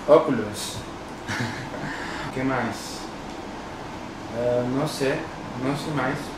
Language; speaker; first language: Portuguese; non-native, learner; Spanish